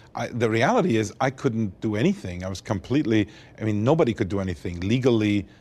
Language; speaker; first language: English; early bilingual, other home language; Armenian